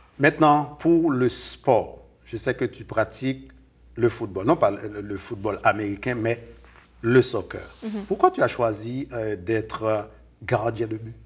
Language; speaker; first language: French; non-native, local second language; Haitian Creole